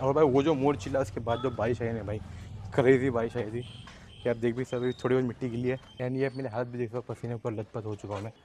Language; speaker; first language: Hindi; non-native, local second language; Gujarati